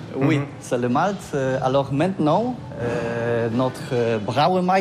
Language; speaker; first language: French; non-native, learner; Polish